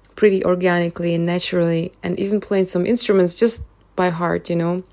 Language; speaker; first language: English; non-native, fluent; Russian